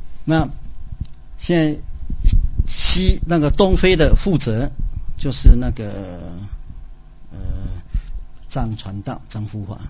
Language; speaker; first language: Chinese; native; Chinese